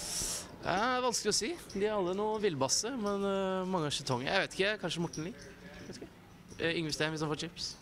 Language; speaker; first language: Norwegian; native; Norwegian